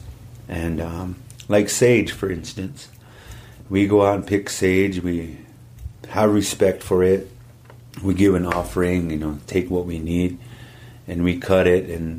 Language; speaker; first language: English; native; English